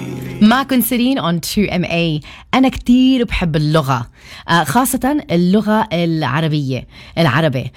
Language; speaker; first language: Arabic; early bilingual, heritage; Arabic